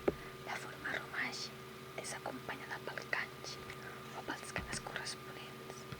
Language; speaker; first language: Catalan; non-native, local second language; Spanish